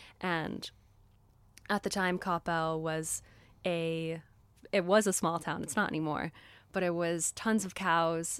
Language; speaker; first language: English; native; English